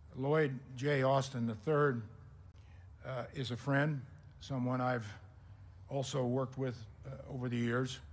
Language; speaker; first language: English; native; English